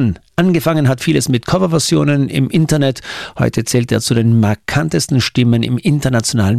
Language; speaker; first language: German; native; German